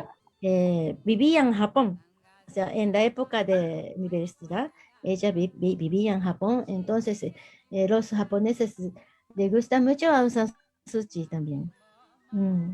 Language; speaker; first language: Spanish; non-native, learner; Japanese